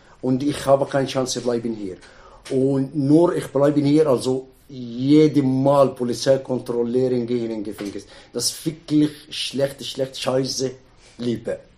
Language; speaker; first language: German; non-native, learner; Arabic